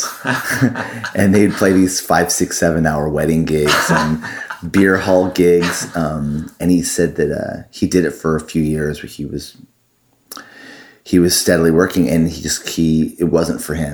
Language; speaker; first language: English; native; English